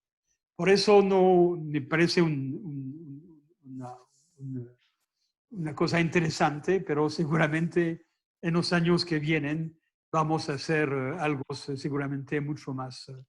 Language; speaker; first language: Spanish; non-native, fluent; French